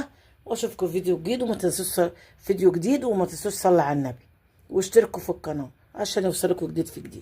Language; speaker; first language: Arabic; native; Arabic